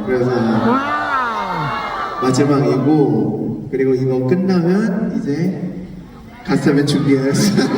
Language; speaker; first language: Korean; non-native, fluent; Thai